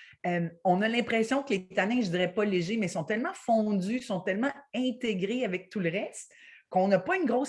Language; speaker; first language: French; native; French